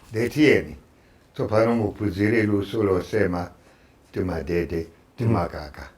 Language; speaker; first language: Nyanja; non-native, fluent; French